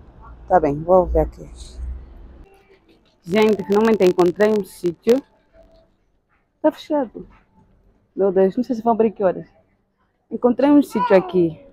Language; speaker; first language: Portuguese; native; Portuguese